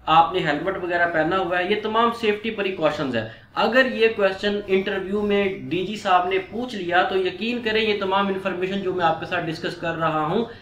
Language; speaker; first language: Urdu; non-native, local second language; Punjabi